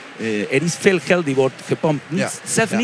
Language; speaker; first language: Dutch; non-native, fluent; Spanish